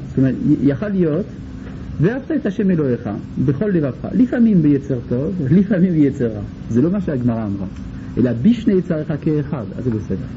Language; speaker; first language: Hebrew; native; Hebrew